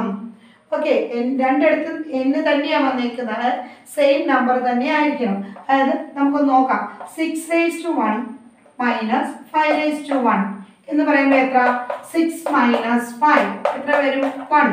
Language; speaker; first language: Malayalam; native; Malayalam